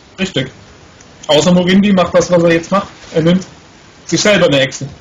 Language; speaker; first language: German; native; German